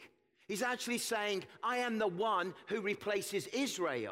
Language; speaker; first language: English; native; English